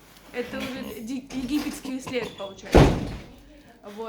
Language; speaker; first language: Russian; native; Russian